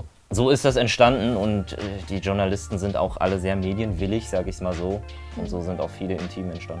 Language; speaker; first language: German; native; German